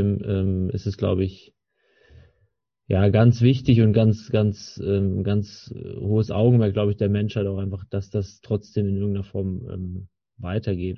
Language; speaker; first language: German; native; German